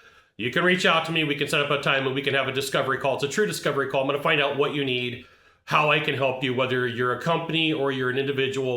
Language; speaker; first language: English; native; English